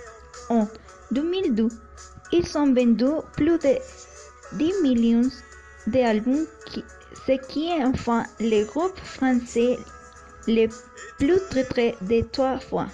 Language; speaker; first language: French; non-native, learner; Spanish